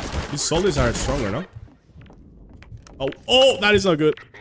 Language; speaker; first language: English; non-native, fluent; Spanish